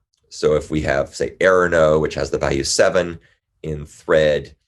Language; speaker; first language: English; native; English